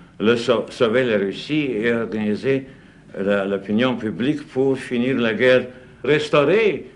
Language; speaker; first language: French; non-native, fluent; Russian